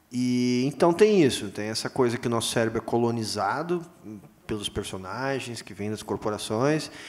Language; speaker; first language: Portuguese; native; Portuguese